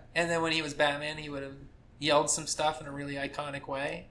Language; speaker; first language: English; native; English